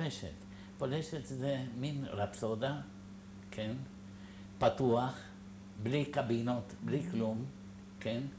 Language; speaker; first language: Hebrew; non-native, fluent; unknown